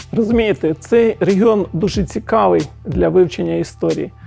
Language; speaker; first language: Ukrainian; native; Ukrainian